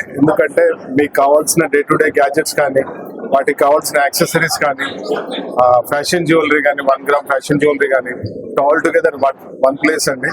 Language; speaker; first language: Telugu; native; Telugu